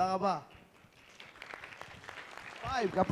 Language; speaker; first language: Hebrew; native; Hebrew